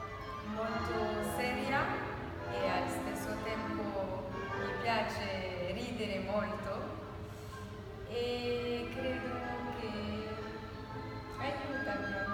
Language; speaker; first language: Italian; non-native, learner; Arabic